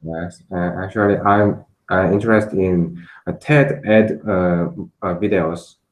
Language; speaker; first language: English; non-native, learner; Korean